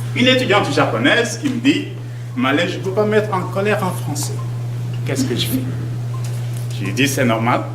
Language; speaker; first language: French; non-native, local second language; Wolof